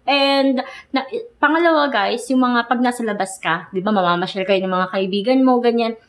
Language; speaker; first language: Filipino; native; Filipino